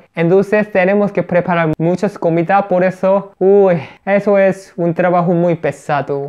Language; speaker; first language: Spanish; non-native, learner; Korean